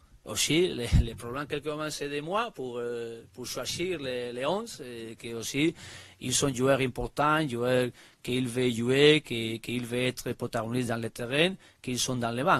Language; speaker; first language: French; non-native, learner; Spanish